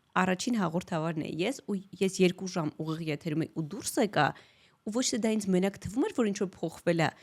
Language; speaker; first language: Armenian; native; Armenian